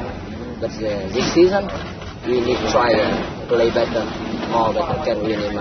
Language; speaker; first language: English; non-native, learner; Vietnamese